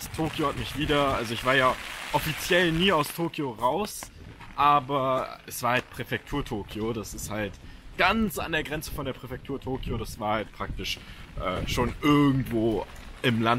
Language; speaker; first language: German; native; German